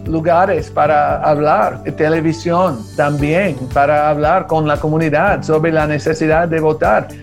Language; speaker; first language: Spanish; early bilingual, heritage; Spanish